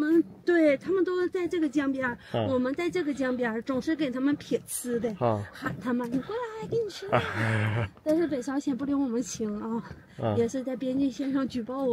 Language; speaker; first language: Chinese; native; Chinese